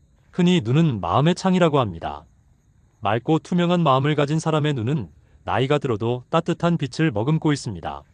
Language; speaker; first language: Korean; native; Korean